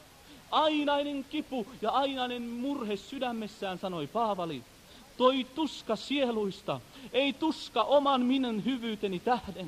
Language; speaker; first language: Finnish; native; Finnish